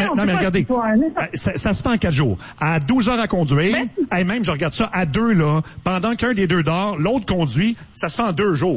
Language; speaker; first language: French; native; French